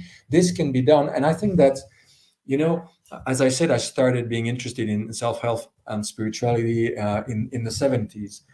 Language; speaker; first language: English; non-native, fluent; French